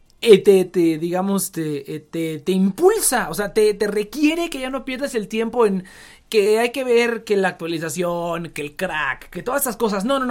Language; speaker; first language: Spanish; native; Spanish